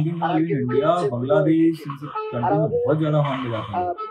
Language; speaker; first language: Hindi; native; Hindi